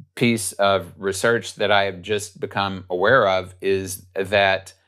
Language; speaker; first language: English; native; English